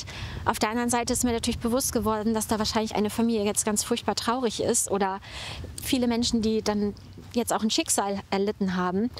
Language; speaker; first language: German; native; German